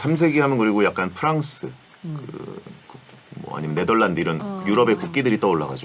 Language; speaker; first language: Korean; native; Korean